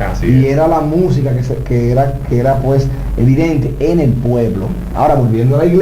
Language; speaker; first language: Spanish; native; Spanish